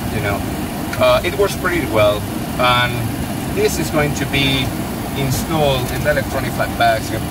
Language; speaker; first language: English; non-native, fluent; Spanish